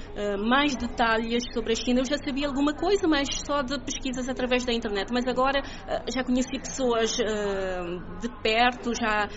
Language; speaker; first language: Portuguese; non-native, local second language; Kabuverdianu